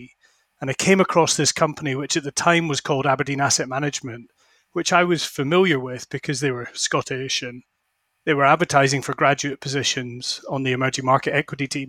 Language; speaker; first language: English; native; English